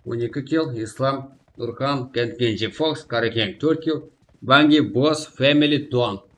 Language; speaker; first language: Russian; non-native, local second language; Kazakh